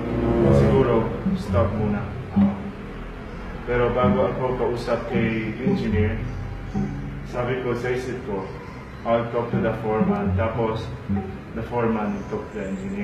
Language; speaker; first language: Filipino; non-native, learner; Arabic